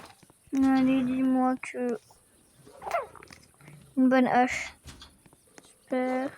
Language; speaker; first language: French; native; French